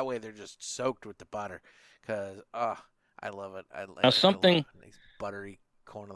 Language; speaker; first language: English; native; English